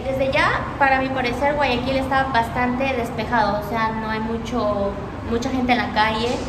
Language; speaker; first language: Spanish; native; Spanish